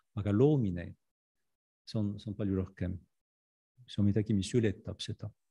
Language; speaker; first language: Estonian; non-native, fluent; French